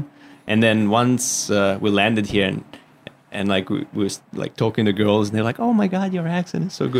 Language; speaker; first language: English; non-native, local second language; Russian